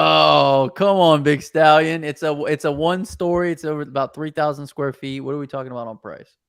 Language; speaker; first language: English; native; English